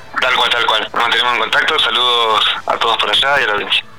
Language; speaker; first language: Spanish; native; Spanish